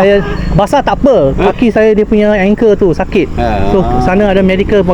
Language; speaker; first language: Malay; non-native, local second language; Chinese